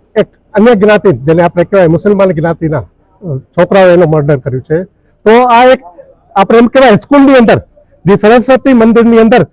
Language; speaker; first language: Gujarati; non-native, local second language; Sindhi